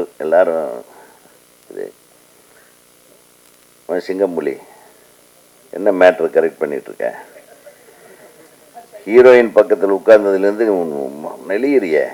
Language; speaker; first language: Tamil; native; Tamil